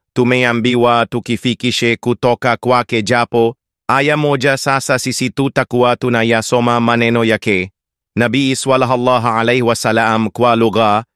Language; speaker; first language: Swahili; non-native, learner; English